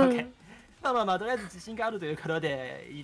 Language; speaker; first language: Japanese; native; Japanese